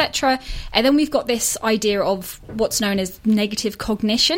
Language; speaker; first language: English; native; English